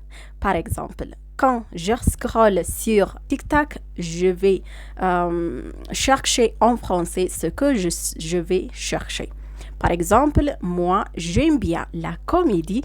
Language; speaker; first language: French; non-native, fluent; Amharic